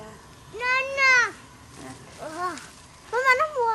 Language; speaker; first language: Italian; non-native, learner; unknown